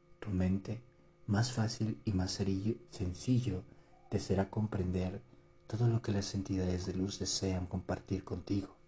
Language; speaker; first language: Spanish; native; Spanish